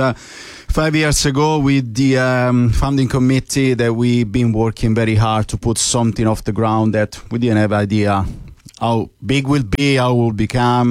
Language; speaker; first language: English; non-native, fluent; Italian